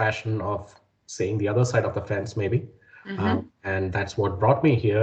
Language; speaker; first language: English; non-native, local second language; Malayalam